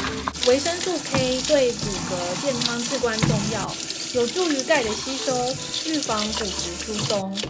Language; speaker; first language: Chinese; native; Chinese